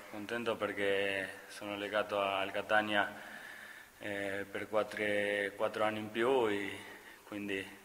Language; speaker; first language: Italian; non-native, fluent; Spanish